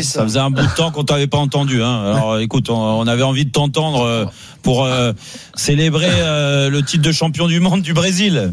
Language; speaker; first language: French; native; French